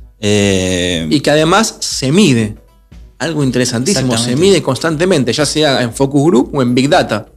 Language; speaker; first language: Spanish; native; Spanish